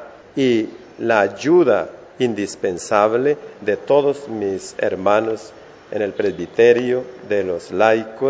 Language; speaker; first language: Spanish; native; Spanish